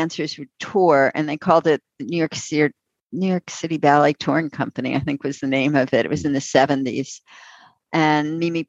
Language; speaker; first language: English; native; English